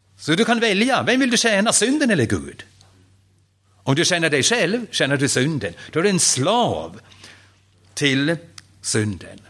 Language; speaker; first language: Swedish; non-native, fluent; German